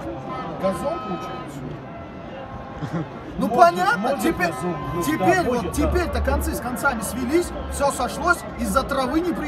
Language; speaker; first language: Russian; native; Russian